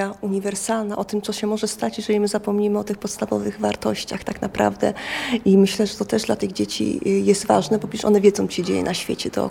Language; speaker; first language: Polish; native; Polish